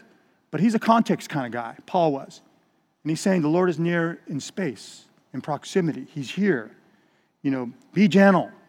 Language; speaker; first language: English; native; English